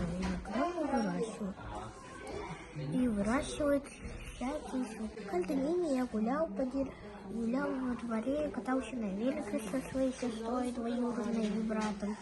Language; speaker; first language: Russian; non-native, local second language; Yakut